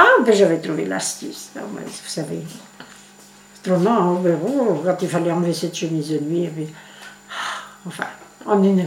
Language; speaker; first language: French; native; French